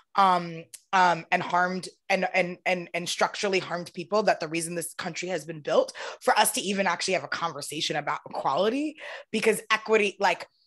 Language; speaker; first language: English; native; English